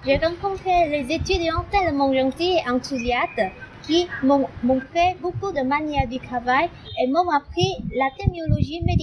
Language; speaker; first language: French; non-native, fluent; Vietnamese